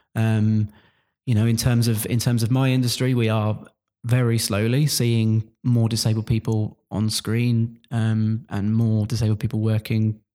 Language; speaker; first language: English; native; English